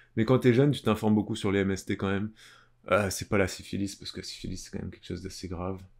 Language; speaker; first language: French; native; French